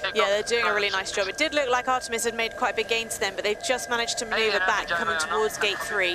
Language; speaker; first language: English; native; English